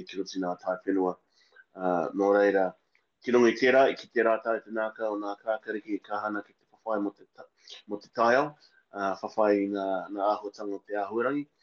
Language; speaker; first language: Māori; non-native, local second language; English